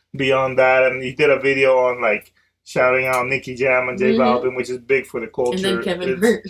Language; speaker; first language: English; early bilingual, other home language; Spanish